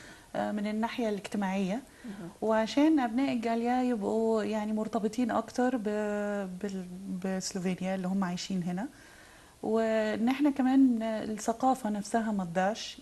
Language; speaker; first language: Arabic; native; Arabic